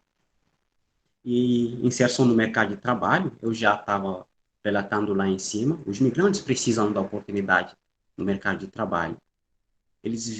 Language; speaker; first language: Portuguese; non-native, local second language; Upper Guinea Crioulo